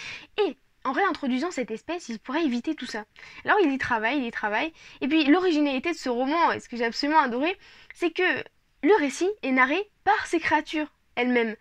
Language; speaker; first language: French; native; French